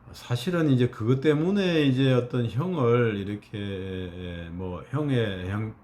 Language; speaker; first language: Korean; native; Korean